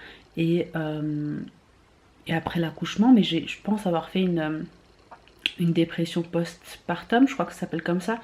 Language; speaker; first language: French; native; French